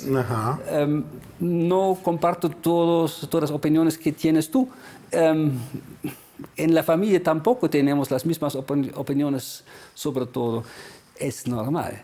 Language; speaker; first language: Spanish; non-native, fluent; German